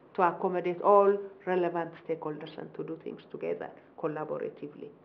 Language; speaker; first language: English; non-native, fluent; Amharic